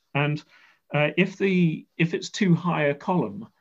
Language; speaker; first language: English; native; English